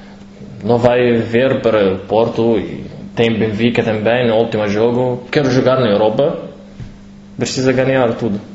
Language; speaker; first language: Portuguese; non-native, learner; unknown